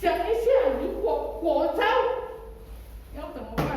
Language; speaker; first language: Chinese; early bilingual, heritage; Chinese